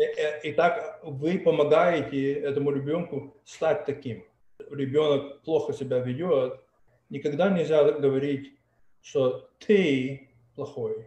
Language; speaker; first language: Russian; early bilingual, heritage; Russian